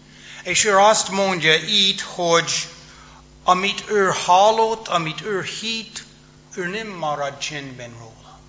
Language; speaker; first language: Hungarian; non-native, fluent; English